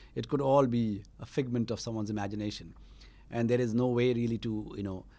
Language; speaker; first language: English; non-native, local second language; Bangla